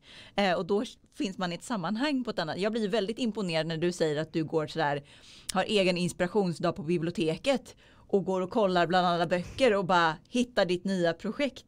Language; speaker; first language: Swedish; native; Swedish